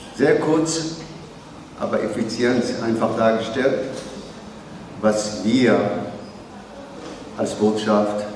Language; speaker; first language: German; non-native, learner; Somali